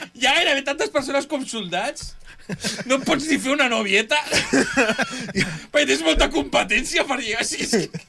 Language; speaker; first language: Catalan; native; Catalan